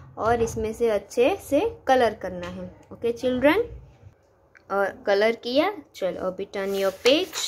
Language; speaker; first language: Hindi; non-native, local second language; Gujarati